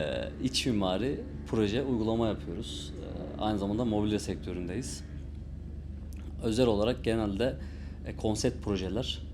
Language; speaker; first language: Turkish; native; Turkish